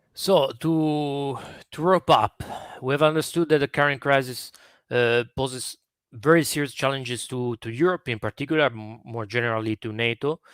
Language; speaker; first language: English; non-native, fluent; Italian